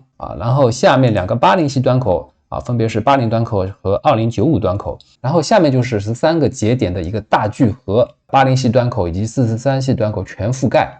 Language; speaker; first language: Chinese; native; Chinese